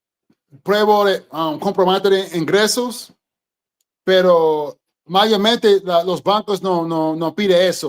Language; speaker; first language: Spanish; non-native, fluent; English